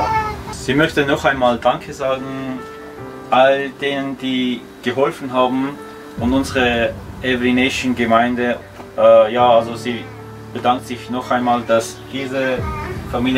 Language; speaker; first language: German; early bilingual, other home language; Armenian